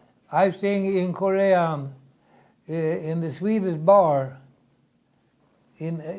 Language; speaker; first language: English; non-native, learner; Swedish